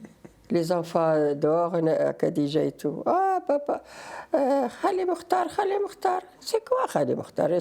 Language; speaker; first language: French; non-native, learner; Riffian